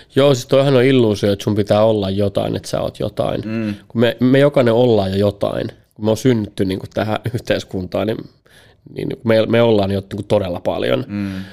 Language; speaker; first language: Finnish; early bilingual, other home language; Bosnian